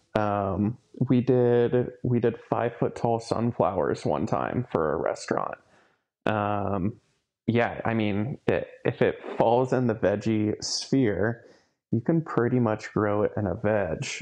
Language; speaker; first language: English; native; English